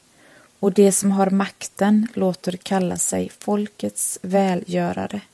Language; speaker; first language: Swedish; native; Swedish